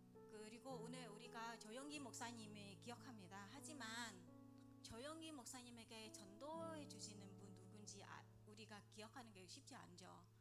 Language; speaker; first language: Korean; non-native, learner; Vietnamese